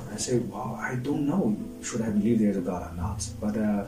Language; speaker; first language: English; non-native, fluent; Chinese